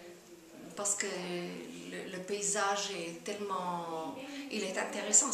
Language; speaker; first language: French; non-native, fluent; German